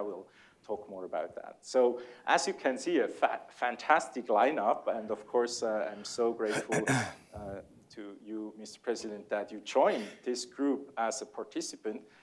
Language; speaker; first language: English; non-native, fluent; German